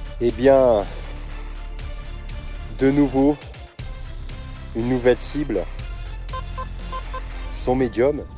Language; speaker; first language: French; native; French